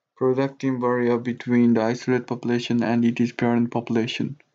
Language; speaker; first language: English; non-native, learner; Japanese